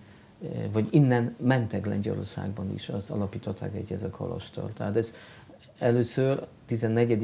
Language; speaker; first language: Hungarian; non-native, fluent; Polish